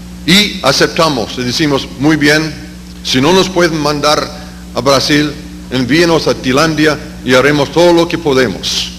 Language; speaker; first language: Spanish; non-native, fluent; English